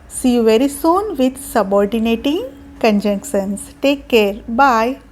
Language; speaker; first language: English; non-native, local second language; Gujarati